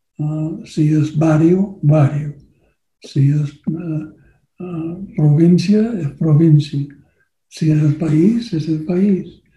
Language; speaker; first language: Spanish; non-native, learner; English